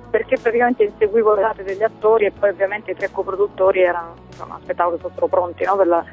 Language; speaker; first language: Italian; early bilingual, other home language; Finnish